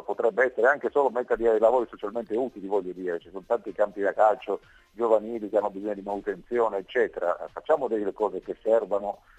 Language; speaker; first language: Italian; native; Italian